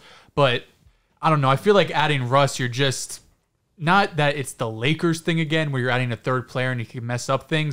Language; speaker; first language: English; native; English